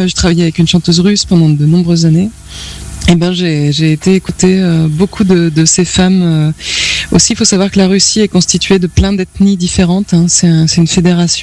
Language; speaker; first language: French; native; French